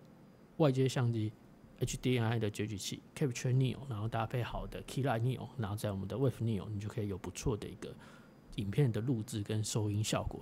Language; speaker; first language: Chinese; native; Chinese